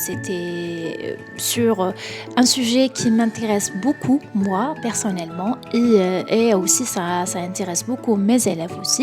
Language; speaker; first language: French; non-native, local second language; Arabic